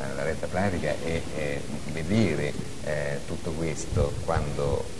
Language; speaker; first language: Italian; native; Italian